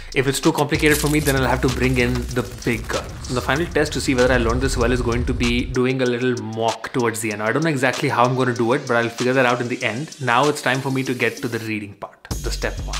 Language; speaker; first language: English; non-native, local second language; Hindi